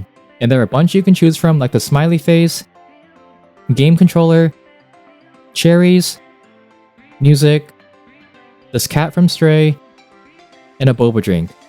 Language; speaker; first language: English; native; English